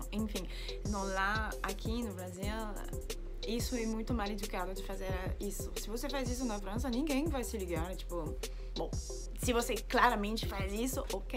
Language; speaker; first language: Portuguese; non-native, fluent; French